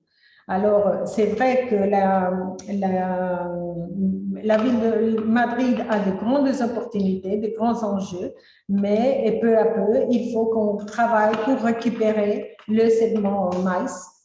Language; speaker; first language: French; non-native, fluent; Spanish